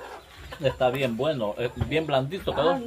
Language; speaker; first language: Spanish; native; Spanish